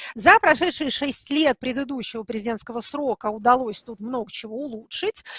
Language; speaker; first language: Russian; native; Russian